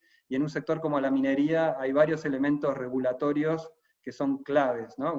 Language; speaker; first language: Spanish; native; Spanish